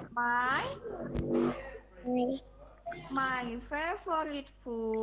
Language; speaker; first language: English; non-native, fluent; Indonesian